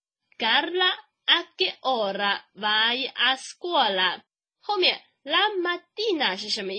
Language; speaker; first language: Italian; non-native, fluent; Chinese